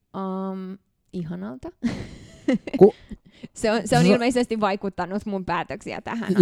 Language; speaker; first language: Finnish; non-native, fluent; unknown